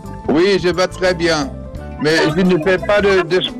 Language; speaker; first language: French; non-native, learner; Dutch